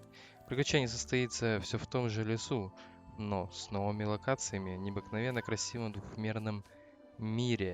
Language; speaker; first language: Russian; native; Russian